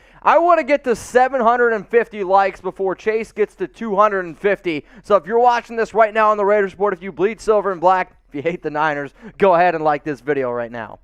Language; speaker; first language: English; native; English